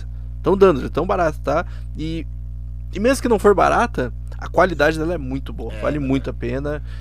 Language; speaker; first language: Portuguese; native; Portuguese